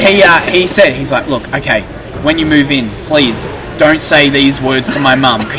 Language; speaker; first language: English; native; English